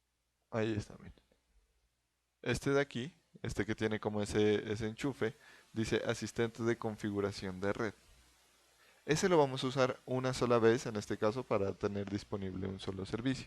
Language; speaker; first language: Spanish; native; Spanish